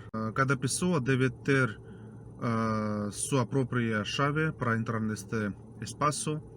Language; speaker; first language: Portuguese; non-native, fluent; Russian